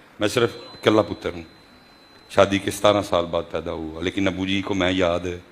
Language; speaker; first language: Urdu; non-native, local second language; Punjabi